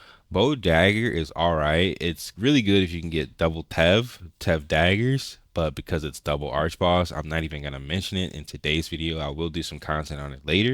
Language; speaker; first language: English; native; English